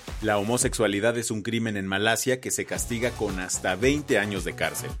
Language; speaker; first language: Spanish; native; Spanish